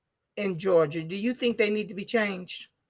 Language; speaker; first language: English; native; English